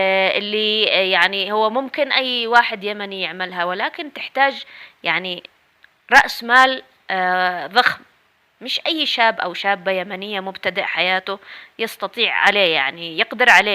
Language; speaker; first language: Arabic; native; Arabic